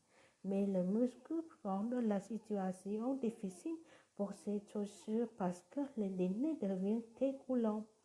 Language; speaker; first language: French; non-native, learner; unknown